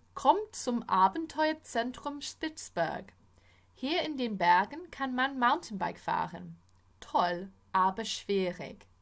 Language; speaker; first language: German; non-native, fluent; English